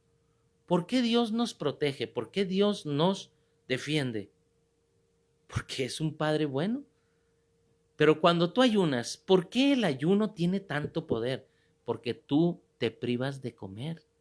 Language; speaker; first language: Spanish; native; Spanish